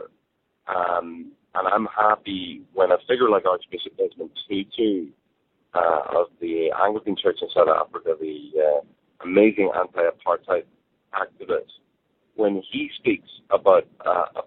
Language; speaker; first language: English; native; English